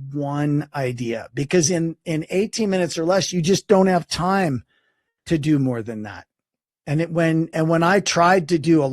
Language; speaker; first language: English; native; English